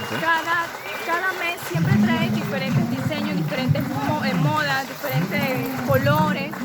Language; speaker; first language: Spanish; non-native, local second language; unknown